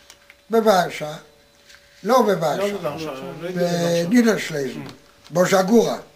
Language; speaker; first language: Hebrew; non-native, fluent; Polish